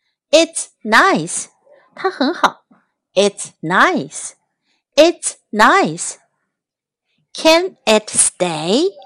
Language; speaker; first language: English; non-native, fluent; Chinese